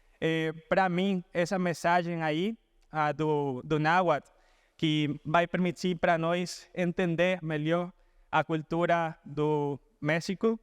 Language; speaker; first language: Portuguese; non-native, fluent; Spanish